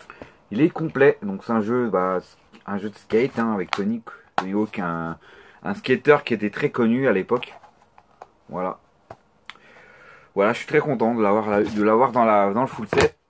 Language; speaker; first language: French; native; French